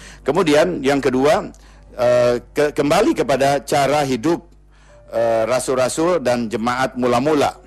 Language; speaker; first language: Indonesian; native; Indonesian